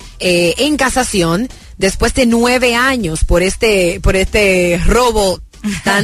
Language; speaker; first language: Spanish; native; Spanish